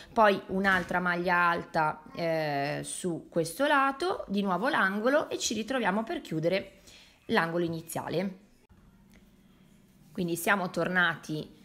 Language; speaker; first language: Italian; native; Italian